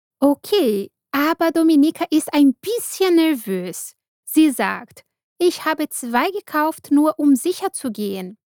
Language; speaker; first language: German; non-native, fluent; Portuguese